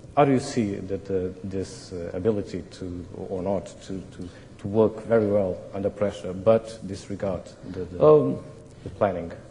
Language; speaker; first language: English; non-native, fluent; Portuguese